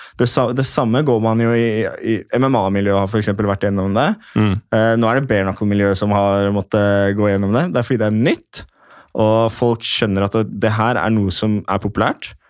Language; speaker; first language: Norwegian; native; Norwegian